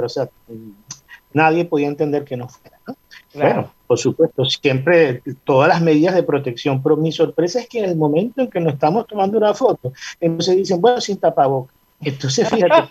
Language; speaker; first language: Spanish; native; Spanish